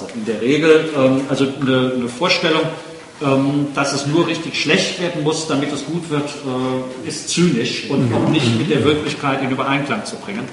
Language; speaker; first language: German; native; German